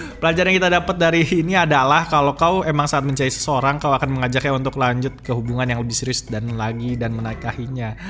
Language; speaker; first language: Indonesian; native; Indonesian